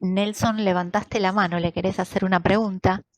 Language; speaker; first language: Spanish; native; Spanish